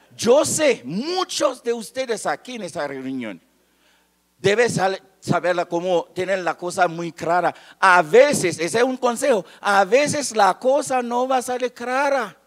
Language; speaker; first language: Spanish; non-native, fluent; Haitian Creole